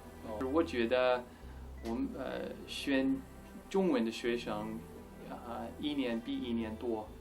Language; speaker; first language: Chinese; non-native, fluent; English